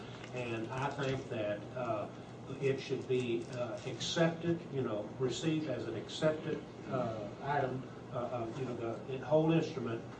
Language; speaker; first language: English; native; English